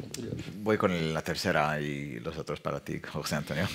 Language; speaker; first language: Spanish; non-native, fluent; English